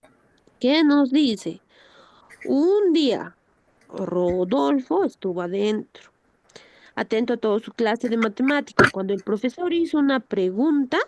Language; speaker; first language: Spanish; native; Spanish